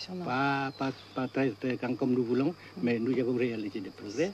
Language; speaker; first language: French; non-native, fluent; Vietnamese